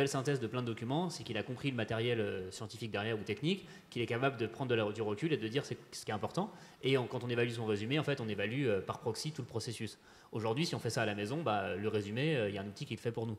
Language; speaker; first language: French; native; French